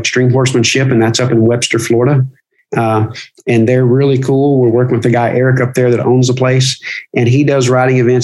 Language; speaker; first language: English; native; English